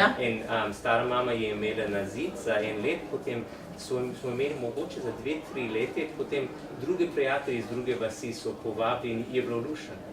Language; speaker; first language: Slovenian; non-native, learner; English